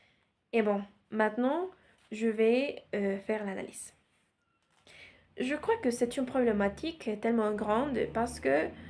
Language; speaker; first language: French; non-native, learner; Spanish